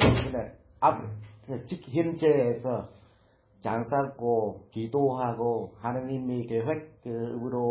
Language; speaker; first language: Korean; non-native, learner; Vietnamese